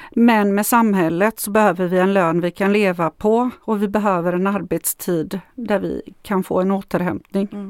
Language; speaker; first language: Swedish; non-native, fluent; Macedonian